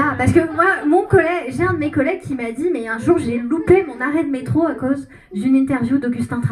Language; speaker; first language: French; native; French